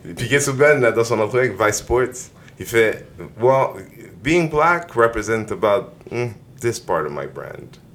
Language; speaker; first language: French; native; French